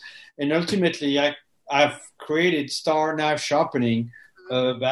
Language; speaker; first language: English; non-native, fluent; French